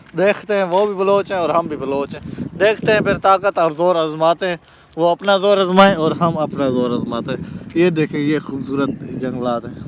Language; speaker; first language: Urdu; non-native, local second language; Baluchi